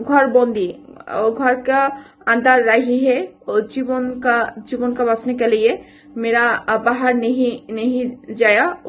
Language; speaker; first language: Hindi; non-native, learner; Bangla